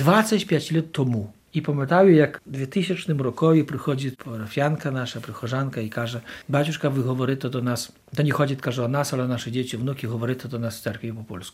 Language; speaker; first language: Polish; non-native, local second language; Ukrainian